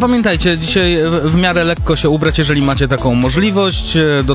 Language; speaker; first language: Polish; native; Polish